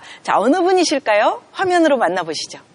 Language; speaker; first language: Korean; native; Korean